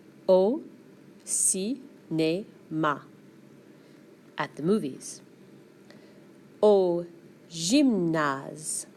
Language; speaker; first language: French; non-native, fluent; English